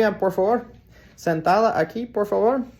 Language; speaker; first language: Spanish; non-native, learner; English